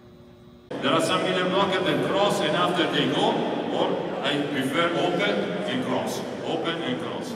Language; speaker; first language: English; non-native, learner; Italian